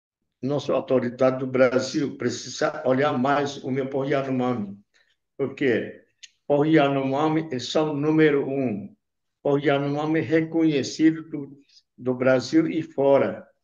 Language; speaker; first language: Portuguese; non-native, local second language; Yanomámi